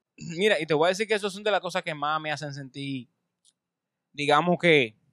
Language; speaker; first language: Spanish; native; Spanish